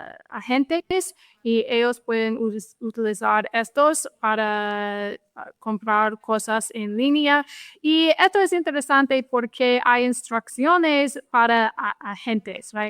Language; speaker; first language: Spanish; non-native, fluent; English